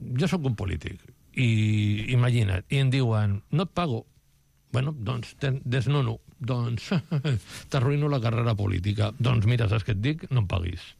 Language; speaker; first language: Catalan; non-native, local second language; Spanish